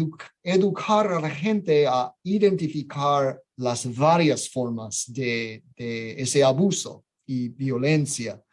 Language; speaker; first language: Spanish; non-native, fluent; English